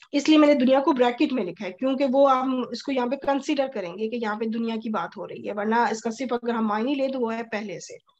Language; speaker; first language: Urdu; native; Urdu